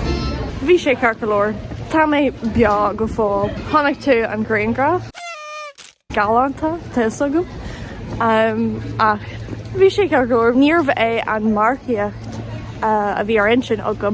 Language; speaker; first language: Irish; non-native, local second language; English